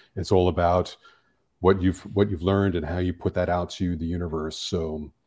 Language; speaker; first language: English; native; English